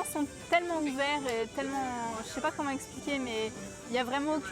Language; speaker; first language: French; native; French